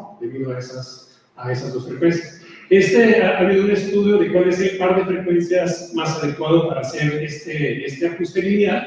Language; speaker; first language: Spanish; native; Spanish